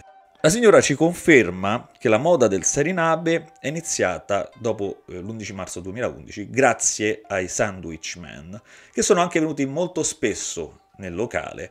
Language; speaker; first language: Italian; native; Italian